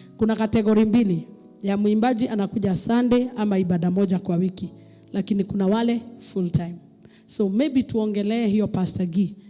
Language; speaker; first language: Swahili; non-native, local second language; Kikuyu